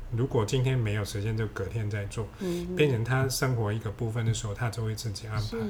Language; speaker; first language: Chinese; non-native, fluent; Cantonese